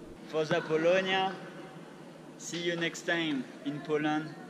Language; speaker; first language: English; non-native, fluent; French